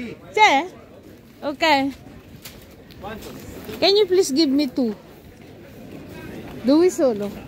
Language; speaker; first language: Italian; non-native, learner; Filipino